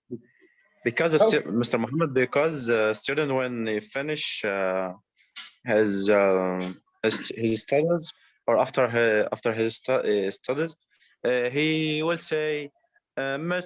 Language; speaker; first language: English; non-native, learner; Arabic